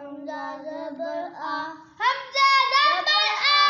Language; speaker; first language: Arabic; non-native, learner; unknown